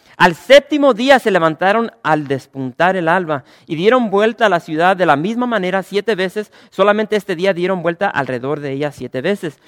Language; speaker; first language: Spanish; early bilingual, other home language; English